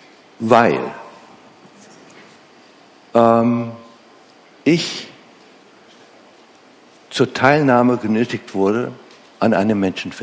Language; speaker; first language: German; non-native, fluent; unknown